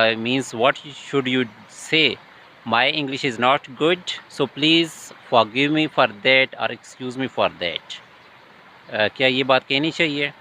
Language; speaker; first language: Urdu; non-native, local second language; Punjabi